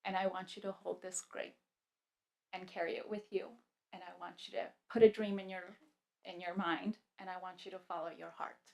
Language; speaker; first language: English; early bilingual, other home language; Punjabi